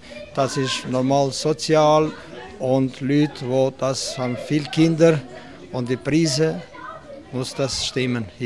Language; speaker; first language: German; non-native, learner; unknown